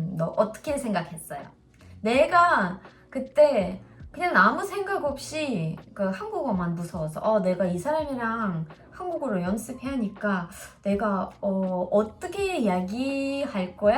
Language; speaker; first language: Korean; non-native, learner; Russian